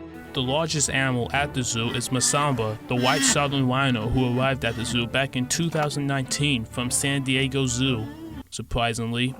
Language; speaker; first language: English; native; English